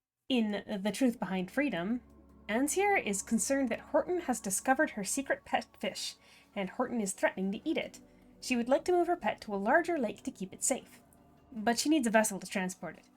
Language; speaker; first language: English; native; English